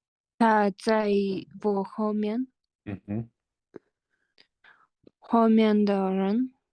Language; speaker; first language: Chinese; non-native, learner; Kyrgyz